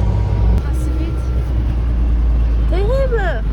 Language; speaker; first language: French; non-native, fluent; Chinese